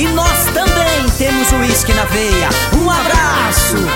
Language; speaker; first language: Portuguese; native; Portuguese